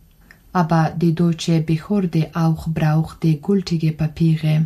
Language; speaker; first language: German; non-native, learner; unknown